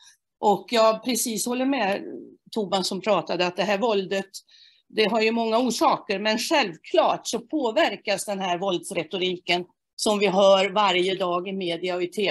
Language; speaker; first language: Swedish; native; Swedish